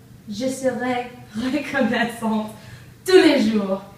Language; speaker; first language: French; non-native, learner; English